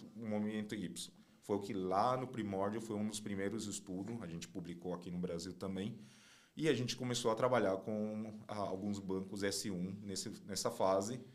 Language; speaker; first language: Portuguese; non-native, fluent; Chinese